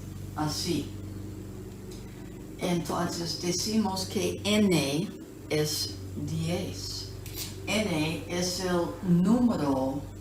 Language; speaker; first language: Spanish; non-native, fluent; English